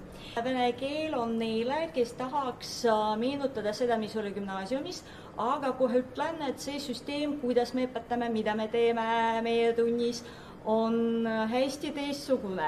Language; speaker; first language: Estonian; non-native, fluent; Russian